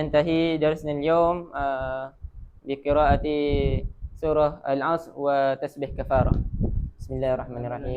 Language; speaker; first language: Arabic; non-native, learner; Malay